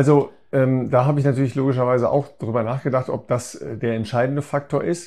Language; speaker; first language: German; native; German